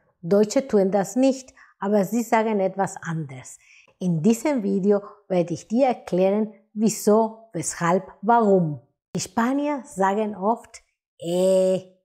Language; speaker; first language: German; non-native, fluent; Spanish